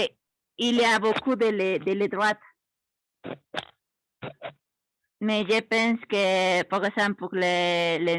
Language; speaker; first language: French; non-native, learner; Spanish